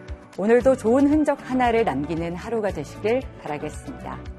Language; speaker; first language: Korean; native; Korean